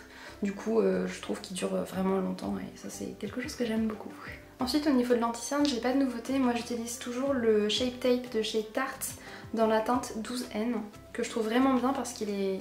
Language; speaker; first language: French; native; French